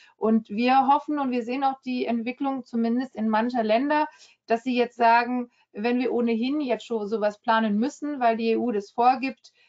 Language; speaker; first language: German; early bilingual, heritage; German